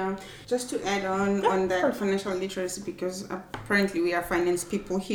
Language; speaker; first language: English; non-native, local second language; Swati